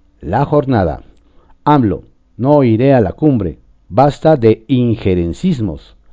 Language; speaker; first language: Spanish; native; Spanish